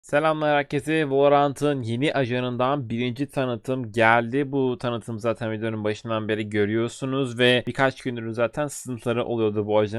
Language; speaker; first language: Turkish; native; Turkish